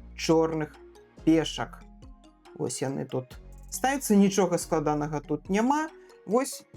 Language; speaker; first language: Belarusian; non-native, local second language; Russian